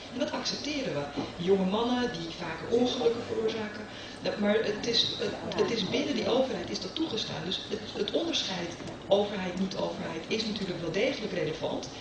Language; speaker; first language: Dutch; early bilingual, other home language; Serbian